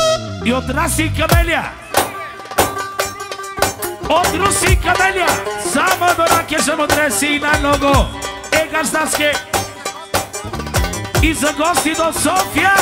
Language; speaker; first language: Bulgarian; non-native, local second language; Romany